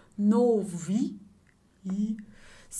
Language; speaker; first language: Russian; non-native, learner; English